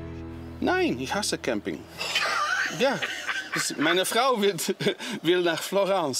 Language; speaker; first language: German; non-native, learner; Dutch